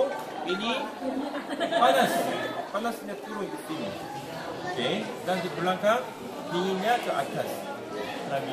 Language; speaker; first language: Indonesian; non-native, learner; Korean